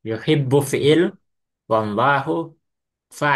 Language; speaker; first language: Arabic; non-native, fluent; Indonesian